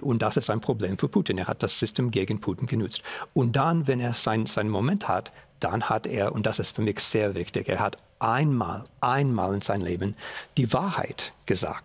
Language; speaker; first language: German; non-native, fluent; English